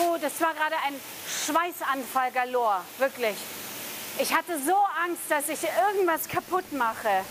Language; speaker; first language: German; native; German